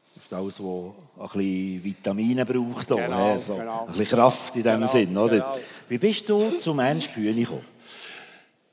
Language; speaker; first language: German; native; German